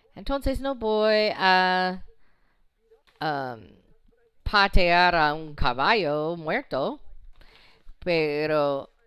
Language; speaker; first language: Spanish; non-native, fluent; English